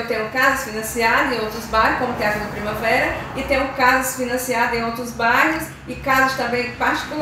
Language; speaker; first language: Portuguese; native; Portuguese